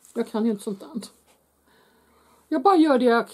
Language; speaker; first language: Swedish; native; Swedish